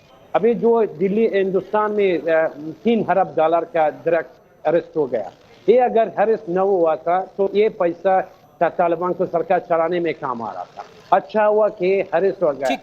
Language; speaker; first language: Hindi; non-native, fluent; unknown